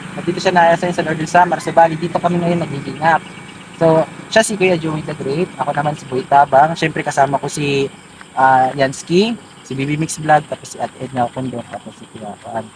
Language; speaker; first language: Filipino; non-native, local second language; Waray